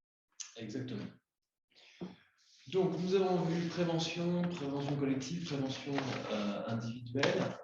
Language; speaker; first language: French; native; French